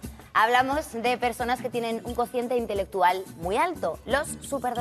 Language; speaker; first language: Spanish; native; Spanish